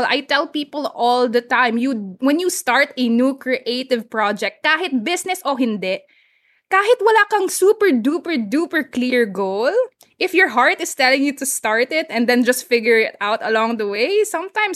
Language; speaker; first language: English; non-native, local second language; Hiligaynon